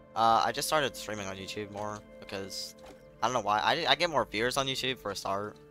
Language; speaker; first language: English; native; English